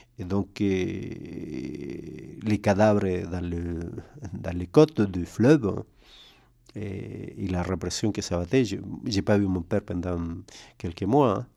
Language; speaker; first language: French; non-native, fluent; Spanish